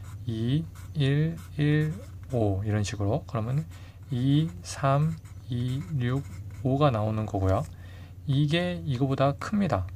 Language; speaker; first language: Korean; native; Korean